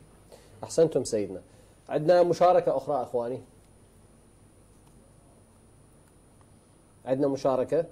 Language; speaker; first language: Arabic; native; Arabic